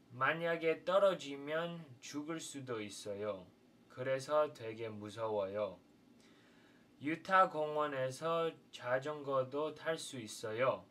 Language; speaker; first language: Korean; non-native, fluent; English